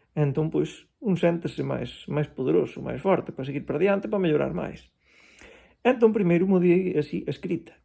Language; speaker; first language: Galician; non-native, local second language; Spanish